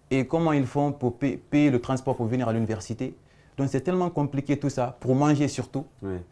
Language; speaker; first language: French; non-native, local second language; Fula